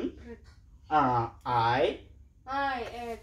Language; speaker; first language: English; non-native, learner; Indonesian